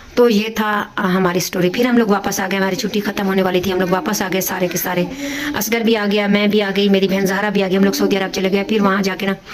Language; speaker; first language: Hindi; native; Hindi